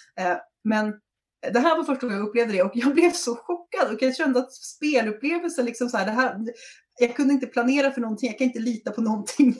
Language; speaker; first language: Swedish; native; Swedish